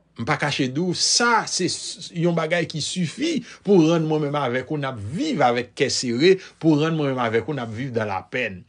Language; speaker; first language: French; non-native, local second language; Haitian Creole